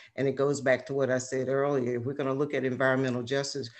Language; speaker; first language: English; native; English